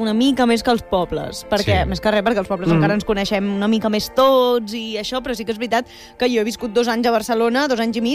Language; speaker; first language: Catalan; native; Catalan